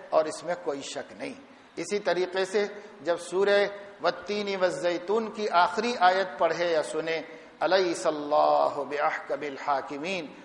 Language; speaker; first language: Urdu; native; Urdu